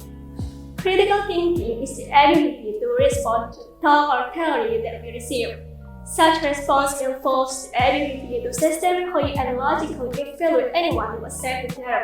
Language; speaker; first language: English; non-native, learner; Indonesian